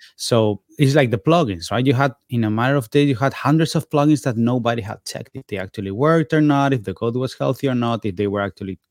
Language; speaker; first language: English; non-native, fluent; Spanish